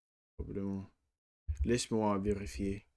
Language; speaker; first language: French; non-native, learner; Russian